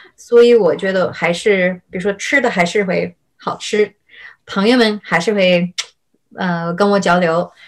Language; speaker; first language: Chinese; non-native, fluent; English